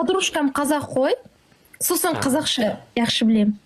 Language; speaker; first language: Kazakh; non-native, learner; Uzbek